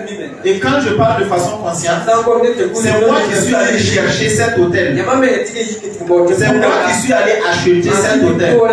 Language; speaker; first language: French; non-native, local second language; Mossi